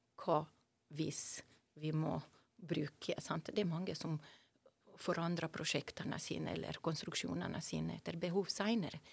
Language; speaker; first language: Norwegian; non-native, fluent; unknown